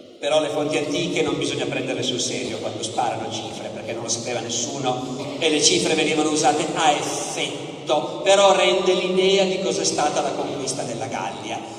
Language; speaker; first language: Italian; native; Italian